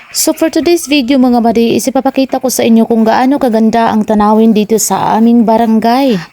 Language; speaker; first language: Filipino; non-native, local second language; Cebuano